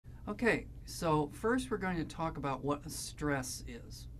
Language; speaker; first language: English; native; English